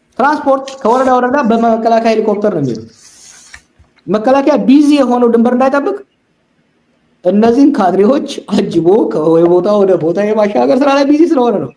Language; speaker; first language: Amharic; non-native, local second language; Oromo